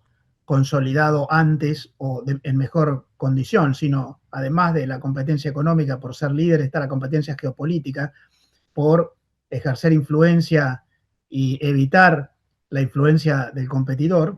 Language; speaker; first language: Spanish; native; Spanish